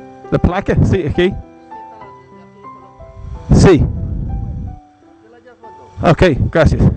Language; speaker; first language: Spanish; non-native, learner; English